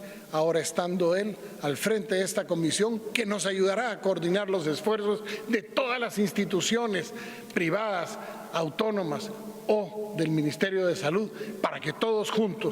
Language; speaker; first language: Spanish; native; Spanish